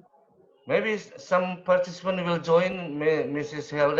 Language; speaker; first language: English; non-native, learner; Indonesian